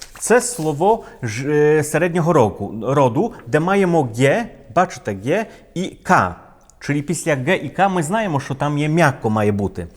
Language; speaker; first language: Ukrainian; non-native, fluent; Polish